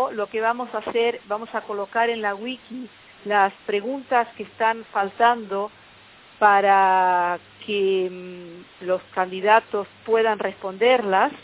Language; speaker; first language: Spanish; native; Spanish